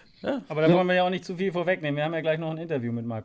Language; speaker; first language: German; native; German